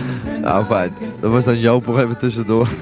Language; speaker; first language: Dutch; native; Dutch